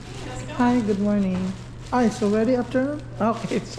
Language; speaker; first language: English; non-native, local second language; Filipino